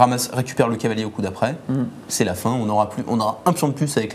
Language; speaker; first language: French; native; French